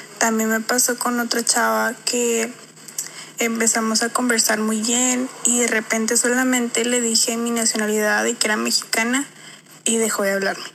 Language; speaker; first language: Spanish; native; Spanish